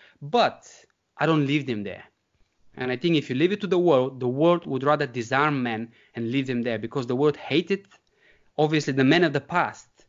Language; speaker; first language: English; non-native, fluent; Bulgarian